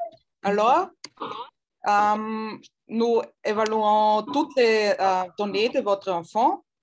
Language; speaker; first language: French; non-native, fluent; German